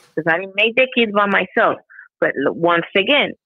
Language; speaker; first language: English; non-native, fluent; Spanish